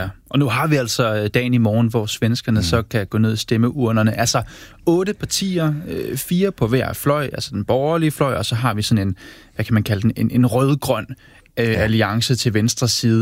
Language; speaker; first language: Danish; native; Danish